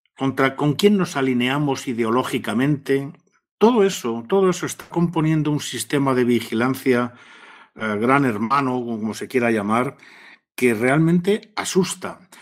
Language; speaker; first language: Spanish; native; Spanish